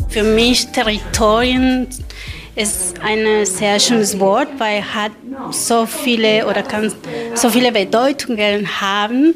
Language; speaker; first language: German; non-native, learner; Spanish